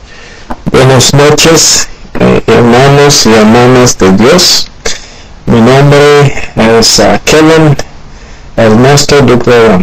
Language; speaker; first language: Spanish; non-native, learner; Haitian Creole